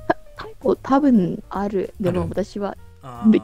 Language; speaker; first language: Japanese; non-native, learner; Thai